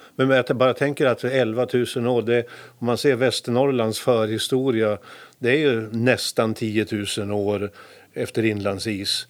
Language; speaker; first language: Swedish; native; Swedish